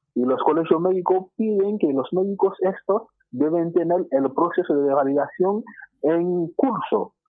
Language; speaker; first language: Spanish; non-native, fluent; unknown